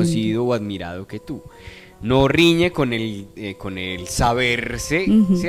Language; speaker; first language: Spanish; native; Spanish